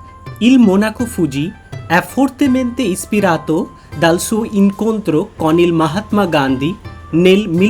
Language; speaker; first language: Italian; non-native, fluent; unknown